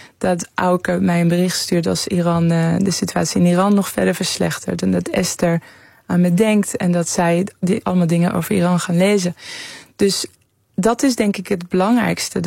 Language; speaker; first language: Dutch; early bilingual, other home language; Persian